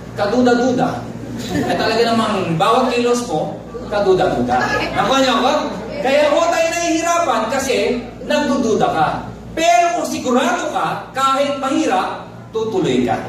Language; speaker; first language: Filipino; non-native, local second language; Pangasinan